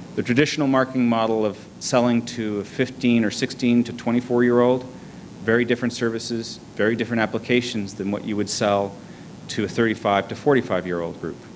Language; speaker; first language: English; native; English